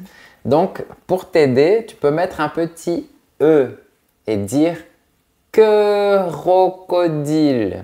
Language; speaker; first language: French; native; French